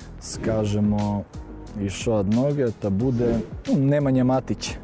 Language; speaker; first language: Russian; non-native, learner; Serbian